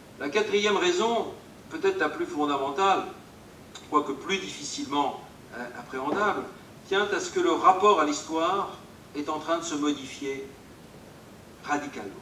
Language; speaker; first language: French; native; French